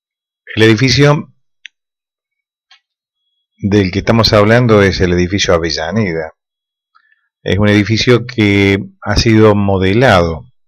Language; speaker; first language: Spanish; native; Spanish